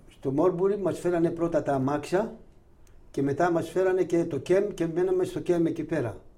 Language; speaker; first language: Greek; non-native, local second language; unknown